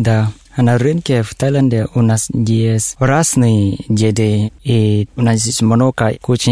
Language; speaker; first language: Russian; non-native, learner; Thai